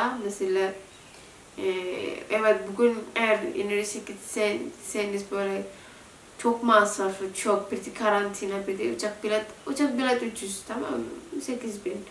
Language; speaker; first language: Turkish; non-native, learner; Indonesian